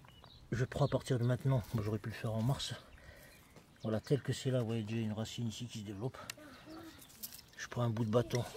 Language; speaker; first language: French; native; French